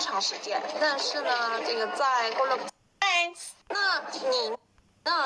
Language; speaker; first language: Chinese; non-native, fluent; Korean